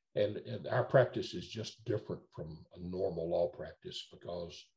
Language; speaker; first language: English; native; English